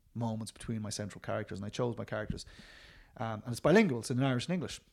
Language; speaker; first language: English; native; English